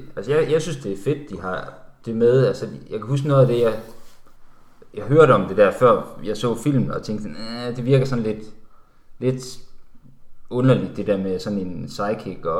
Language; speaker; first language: Danish; native; Danish